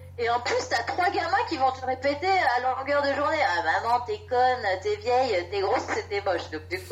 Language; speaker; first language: French; native; French